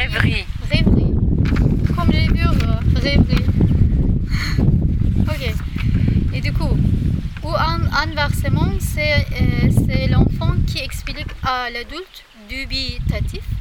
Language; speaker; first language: French; non-native, learner; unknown